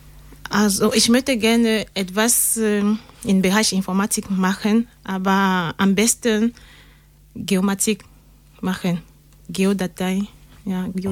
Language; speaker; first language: German; non-native, learner; French